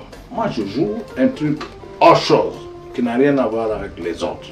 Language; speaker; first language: French; non-native, local second language; Mandingo